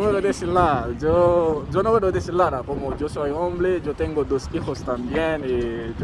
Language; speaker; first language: Spanish; non-native, learner; Haitian Creole